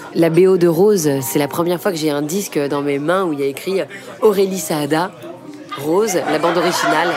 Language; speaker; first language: French; native; French